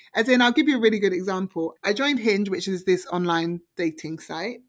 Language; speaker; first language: English; native; English